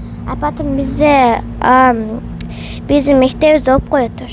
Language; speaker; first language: Kyrgyz; early bilingual, heritage; Kyrgyz